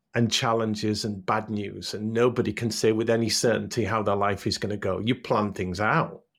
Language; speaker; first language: English; native; English